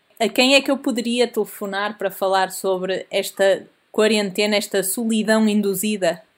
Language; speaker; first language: Portuguese; native; Portuguese